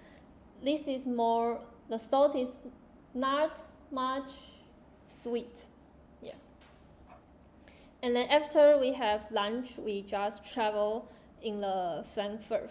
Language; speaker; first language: English; non-native, learner; Chinese